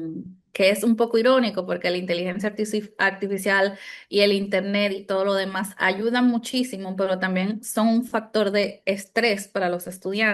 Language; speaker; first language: Spanish; native; Spanish